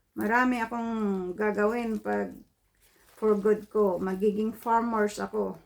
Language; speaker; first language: Filipino; non-native, local second language; Iloko